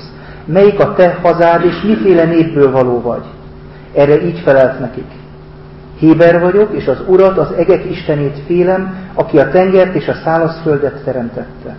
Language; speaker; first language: Hungarian; native; Hungarian